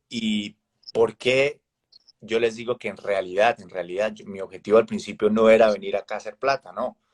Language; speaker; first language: Spanish; native; Spanish